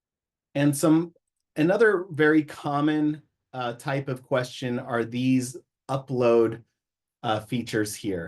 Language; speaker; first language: English; native; English